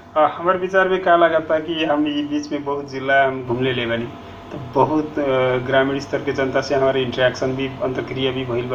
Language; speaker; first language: Bhojpuri; non-native, local second language; Nepali